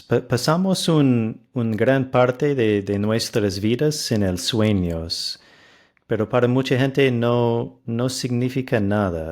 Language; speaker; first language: Spanish; non-native, fluent; English